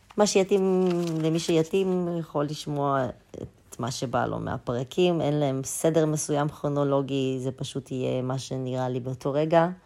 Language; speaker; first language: Hebrew; early bilingual, other home language; Russian